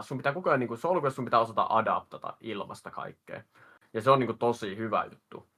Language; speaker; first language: Finnish; native; Finnish